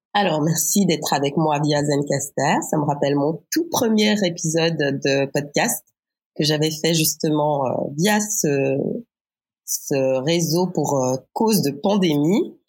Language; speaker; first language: French; native; French